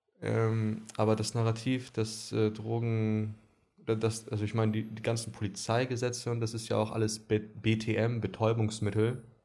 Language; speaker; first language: German; early bilingual, other home language; Greek